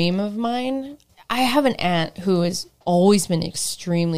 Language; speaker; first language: English; native; English